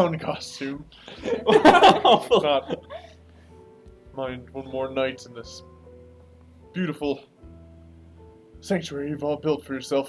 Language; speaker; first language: English; native; English